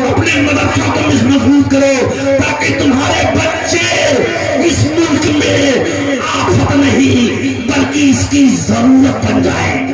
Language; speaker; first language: Hindi; native; Hindi